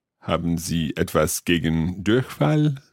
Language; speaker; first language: German; non-native, learner; English